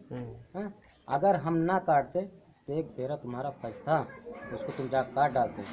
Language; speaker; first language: Hindi; native; Hindi